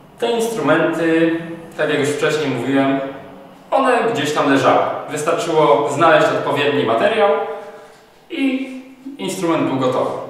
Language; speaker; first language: Polish; native; Polish